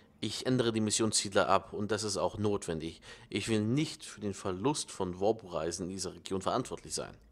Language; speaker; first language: German; native; German